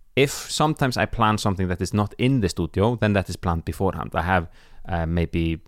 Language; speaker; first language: English; non-native, fluent; Icelandic